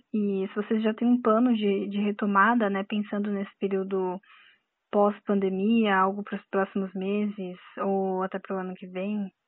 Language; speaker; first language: Portuguese; native; Portuguese